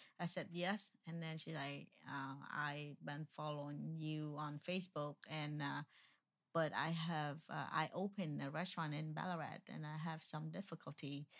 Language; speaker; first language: English; non-native, fluent; Vietnamese